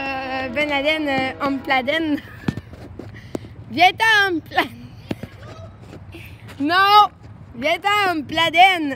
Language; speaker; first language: French; native; French